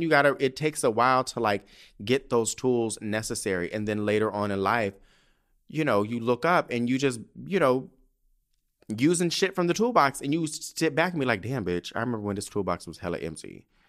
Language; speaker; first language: English; native; English